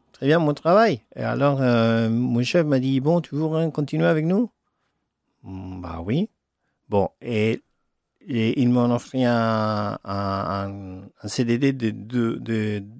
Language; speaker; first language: French; non-native, fluent; Spanish